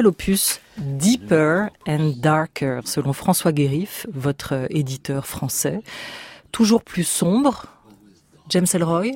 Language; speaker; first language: French; native; French